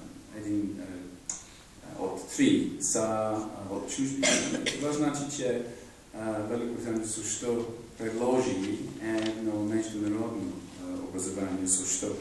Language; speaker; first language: Bulgarian; non-native, fluent; English